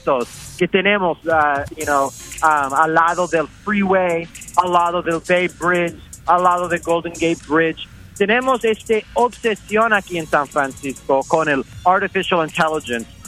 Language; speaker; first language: Spanish; early bilingual, heritage; English